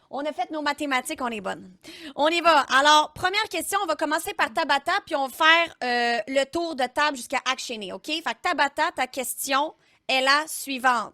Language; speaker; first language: French; native; French